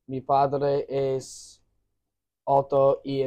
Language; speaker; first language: Spanish; non-native, learner; English